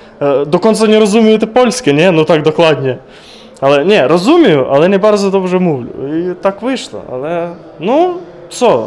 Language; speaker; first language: Polish; non-native, learner; Ukrainian